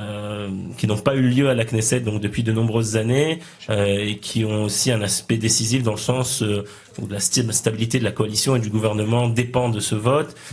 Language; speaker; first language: French; native; French